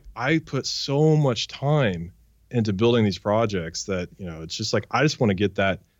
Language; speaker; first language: English; native; English